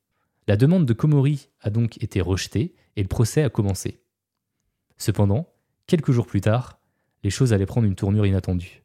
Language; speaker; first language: French; native; French